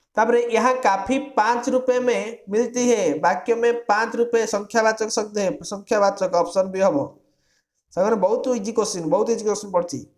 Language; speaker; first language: Hindi; non-native, local second language; Odia